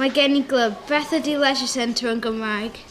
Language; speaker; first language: Welsh; non-native, local second language; English